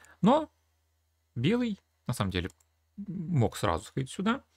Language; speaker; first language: Russian; native; Russian